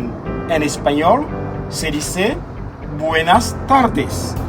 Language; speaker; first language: Spanish; non-native, fluent; Haitian Creole